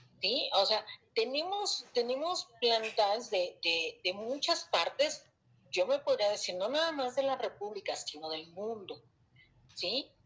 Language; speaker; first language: Spanish; native; Spanish